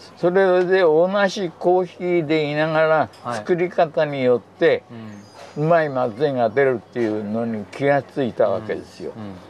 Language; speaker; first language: Japanese; native; Japanese